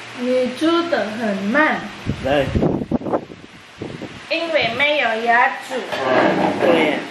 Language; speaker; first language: Chinese; non-native, learner; Indonesian